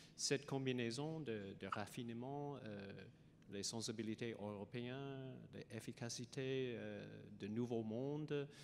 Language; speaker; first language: French; non-native, learner; English